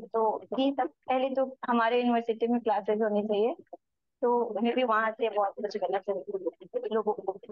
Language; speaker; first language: Hindi; native; Hindi